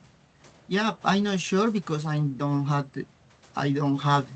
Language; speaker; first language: English; non-native, learner; Spanish